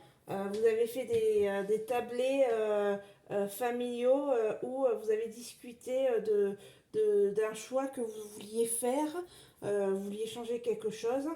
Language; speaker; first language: French; native; French